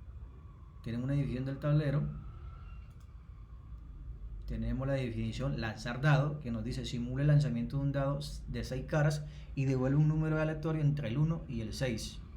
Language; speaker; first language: Spanish; native; Spanish